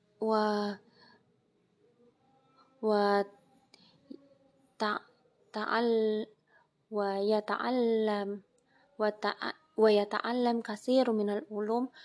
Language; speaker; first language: Arabic; non-native, learner; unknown